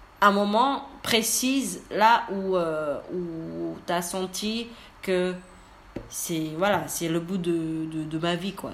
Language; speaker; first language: French; non-native, learner; Indonesian